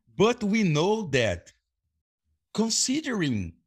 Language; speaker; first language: English; non-native, fluent; Portuguese